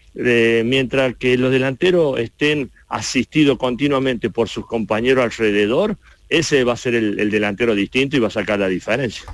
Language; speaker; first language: Spanish; native; Spanish